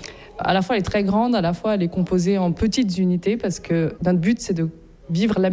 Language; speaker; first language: French; native; French